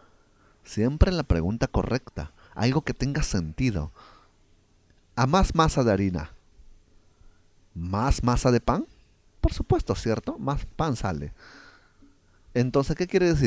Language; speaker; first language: Spanish; native; Spanish